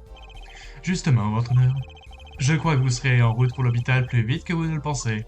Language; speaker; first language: French; native; French